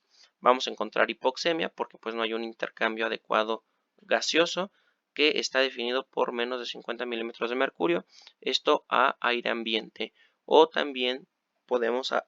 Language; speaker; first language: Spanish; native; Spanish